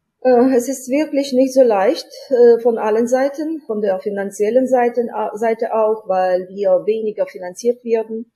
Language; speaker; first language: German; non-native, fluent; Ukrainian